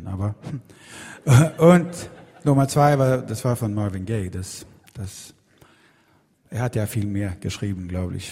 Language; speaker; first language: German; non-native, fluent; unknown